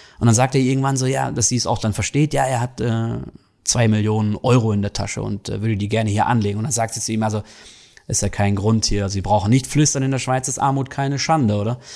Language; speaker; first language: German; native; German